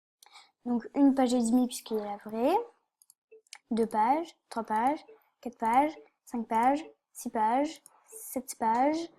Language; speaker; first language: French; native; French